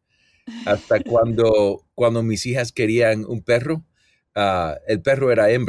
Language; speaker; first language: Spanish; early bilingual, heritage; Spanish